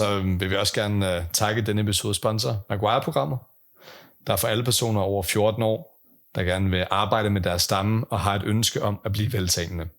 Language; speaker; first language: Danish; native; Danish